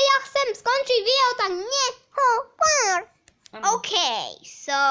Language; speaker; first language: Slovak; early bilingual, heritage; Slovak